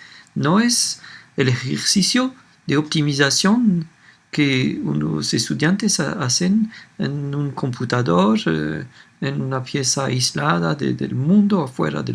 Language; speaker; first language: Spanish; non-native, fluent; French